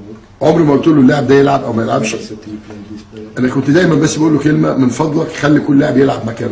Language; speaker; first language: Arabic; native; Arabic